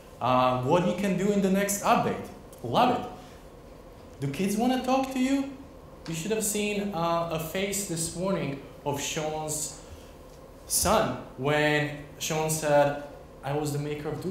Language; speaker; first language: English; non-native, fluent; Croatian